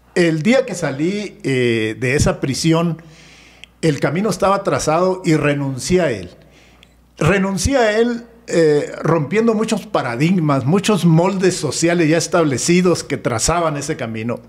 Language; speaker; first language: Spanish; native; Spanish